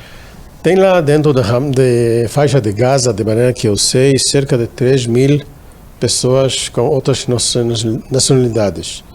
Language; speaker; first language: Portuguese; non-native, fluent; Hebrew